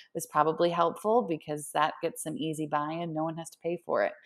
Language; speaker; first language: English; native; English